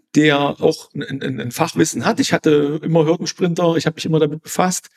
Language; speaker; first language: German; native; German